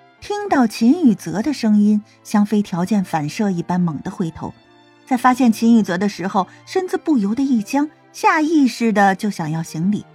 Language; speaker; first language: Chinese; native; Chinese